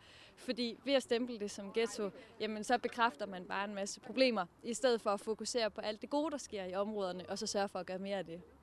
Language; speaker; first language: Danish; native; Danish